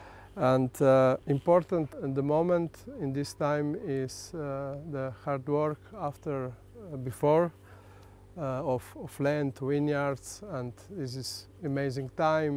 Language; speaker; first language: English; non-native, learner; Slovenian